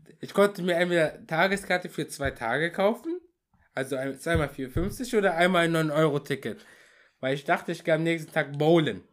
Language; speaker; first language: German; early bilingual, other home language; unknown